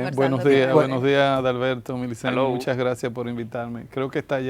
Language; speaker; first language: Spanish; native; Spanish